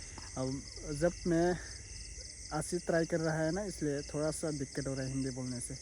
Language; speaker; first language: Hindi; non-native, local second language; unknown